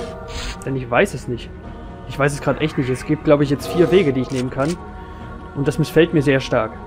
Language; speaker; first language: German; native; German